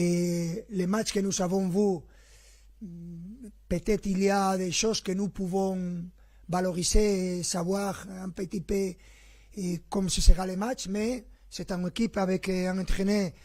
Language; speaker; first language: French; non-native, fluent; Spanish